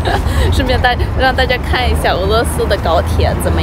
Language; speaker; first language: Chinese; non-native, fluent; Ukrainian